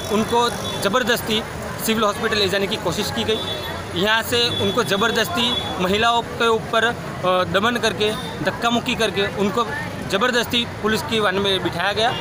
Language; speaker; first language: Hindi; non-native, local second language; Gujarati